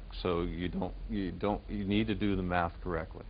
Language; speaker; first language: English; native; English